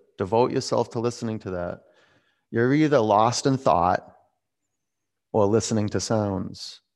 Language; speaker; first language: English; native; English